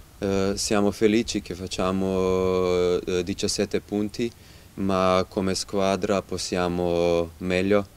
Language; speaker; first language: Italian; non-native, learner; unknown